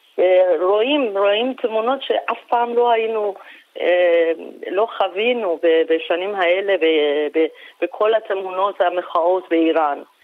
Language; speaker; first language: Hebrew; non-native, fluent; Persian